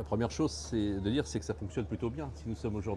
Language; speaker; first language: French; native; French